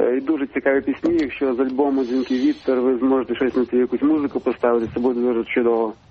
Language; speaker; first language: Ukrainian; non-native, local second language; Russian